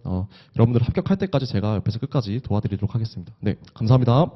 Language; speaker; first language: Korean; native; Korean